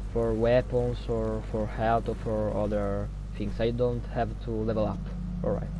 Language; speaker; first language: English; non-native, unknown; Italian